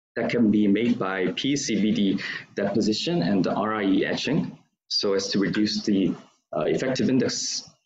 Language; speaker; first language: English; non-native, fluent; Korean